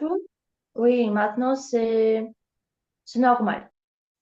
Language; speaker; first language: French; non-native, learner; Ukrainian